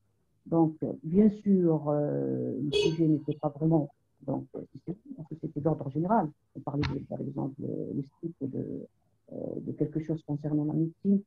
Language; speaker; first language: French; non-native, local second language; Arabic